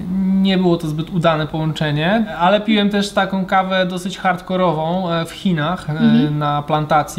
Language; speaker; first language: Polish; native; Polish